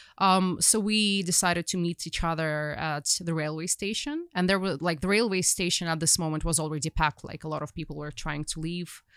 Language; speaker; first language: English; non-native, fluent; Ukrainian